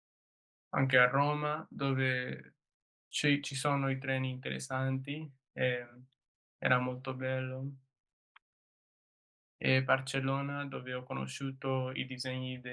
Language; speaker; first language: Italian; non-native, learner; English